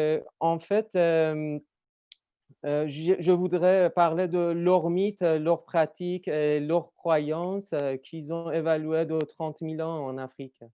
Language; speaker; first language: French; non-native, learner; Persian